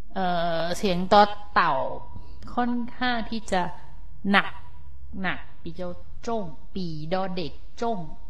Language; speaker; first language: Thai; native; Thai